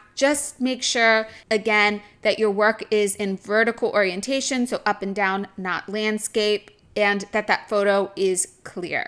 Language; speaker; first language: English; native; English